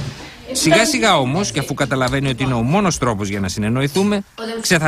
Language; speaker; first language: Greek; native; Greek